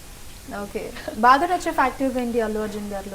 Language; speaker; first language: Telugu; native; Telugu